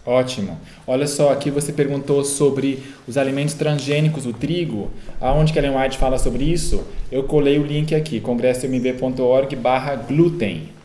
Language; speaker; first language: Portuguese; native; Portuguese